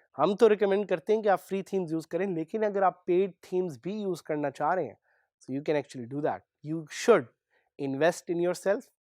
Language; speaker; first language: Urdu; native; Urdu